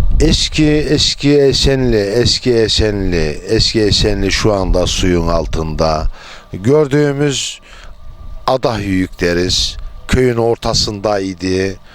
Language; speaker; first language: Turkish; native; Turkish